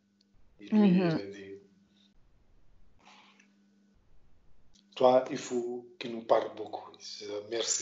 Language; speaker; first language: French; non-native, local second language; Portuguese